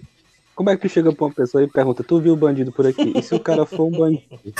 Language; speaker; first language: Portuguese; native; Portuguese